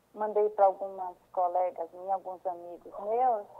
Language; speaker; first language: Portuguese; native; Portuguese